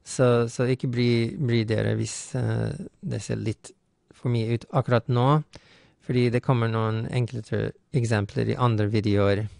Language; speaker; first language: Norwegian; non-native, fluent; English